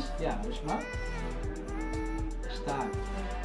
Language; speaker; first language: German; non-native, learner; Arabic